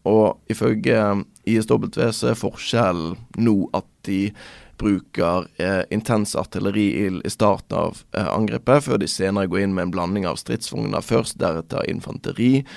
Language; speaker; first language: Norwegian; native; Norwegian